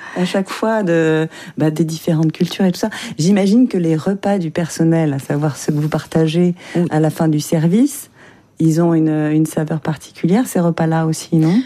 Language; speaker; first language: French; native; French